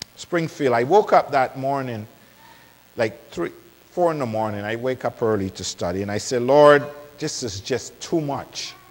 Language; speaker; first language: English; non-native, fluent; Spanish